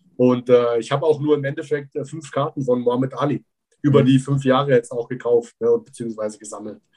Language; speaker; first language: German; native; German